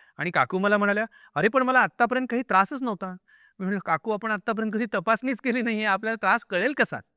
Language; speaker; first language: Marathi; native; Marathi